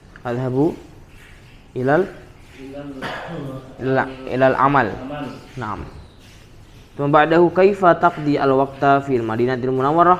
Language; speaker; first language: Arabic; non-native, fluent; Indonesian